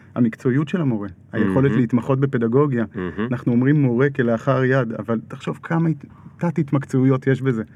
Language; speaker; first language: Hebrew; native; Hebrew